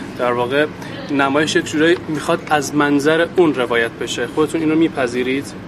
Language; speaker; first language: Persian; native; Persian